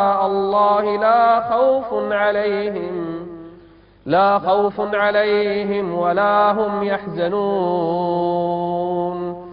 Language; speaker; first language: Arabic; native; Arabic